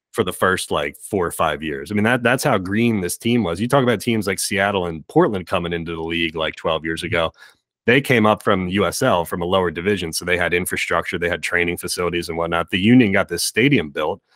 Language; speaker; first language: English; native; English